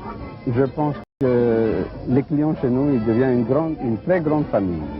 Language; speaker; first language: French; non-native, learner; Greek